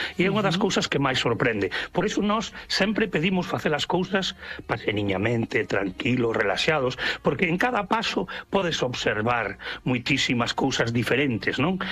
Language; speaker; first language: Galician; native; Galician